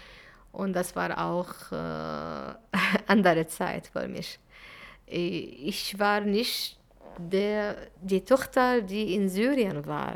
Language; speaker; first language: German; non-native, fluent; Arabic